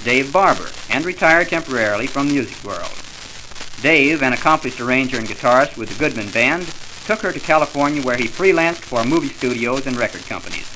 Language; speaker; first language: English; native; English